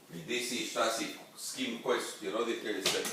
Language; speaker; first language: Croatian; early bilingual, heritage; Croatian